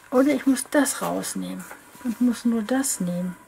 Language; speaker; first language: German; native; German